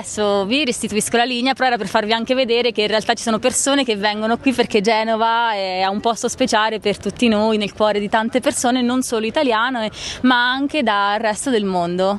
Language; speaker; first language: Italian; native; Italian